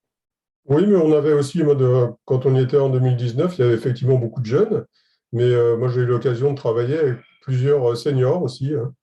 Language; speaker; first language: French; native; French